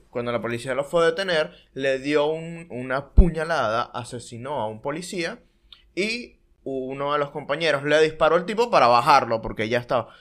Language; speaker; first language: Spanish; native; Spanish